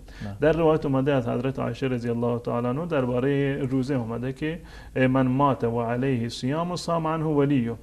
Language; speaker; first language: Persian; native; Persian